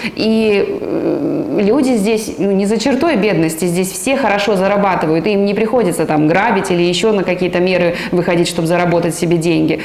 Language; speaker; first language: Russian; native; Russian